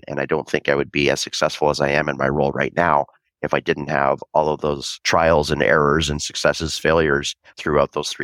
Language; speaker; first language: English; native; English